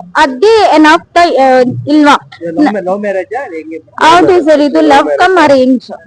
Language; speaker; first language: Kannada; non-native, local second language; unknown